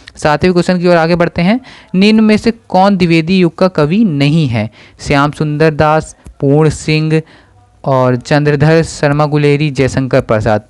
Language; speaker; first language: Hindi; native; Hindi